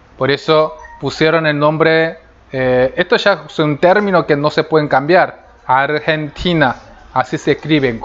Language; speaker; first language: Spanish; non-native, fluent; Korean